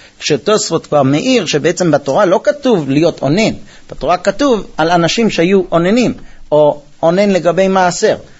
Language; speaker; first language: Hebrew; early bilingual, heritage; Hebrew